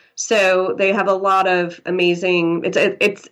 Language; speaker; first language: English; native; English